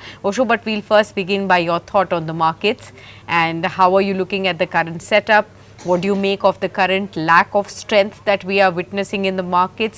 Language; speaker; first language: English; non-native, local second language; Hindi